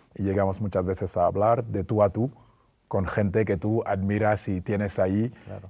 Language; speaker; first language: Spanish; non-native, fluent; French